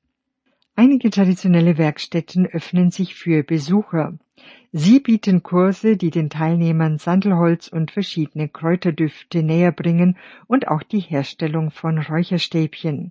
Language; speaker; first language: German; native; German